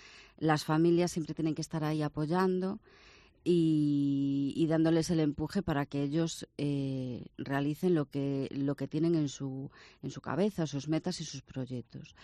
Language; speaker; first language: Spanish; native; Spanish